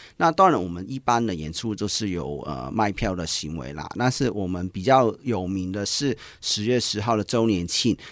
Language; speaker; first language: Chinese; non-native, local second language; Cantonese